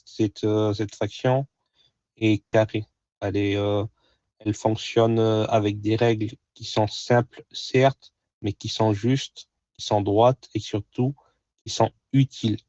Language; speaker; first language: French; native; French